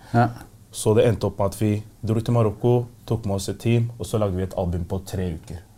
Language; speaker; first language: Norwegian; early bilingual, other home language; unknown